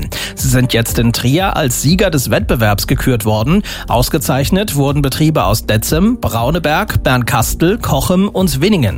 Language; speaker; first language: German; native; German